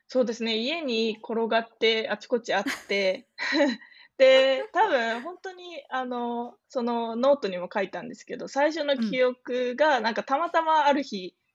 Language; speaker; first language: Japanese; native; Japanese